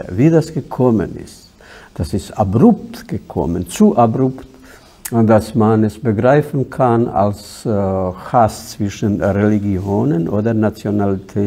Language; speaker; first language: German; non-native, fluent; Bosnian